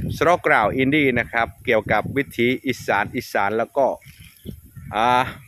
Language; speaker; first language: Thai; non-native, local second language; Northeastern Thai